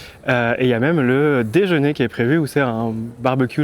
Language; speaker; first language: French; native; French